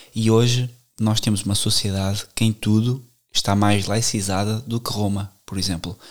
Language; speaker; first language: Portuguese; native; Portuguese